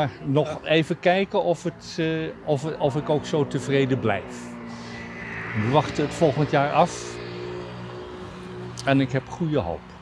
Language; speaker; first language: Dutch; native; Dutch